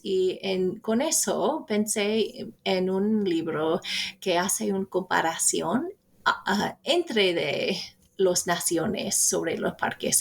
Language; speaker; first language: Spanish; non-native, fluent; English